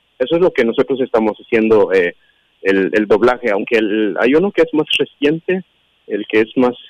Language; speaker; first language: Spanish; non-native, local second language; Kaqchikel